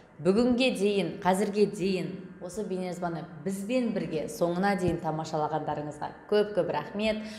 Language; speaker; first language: Kazakh; native; Kazakh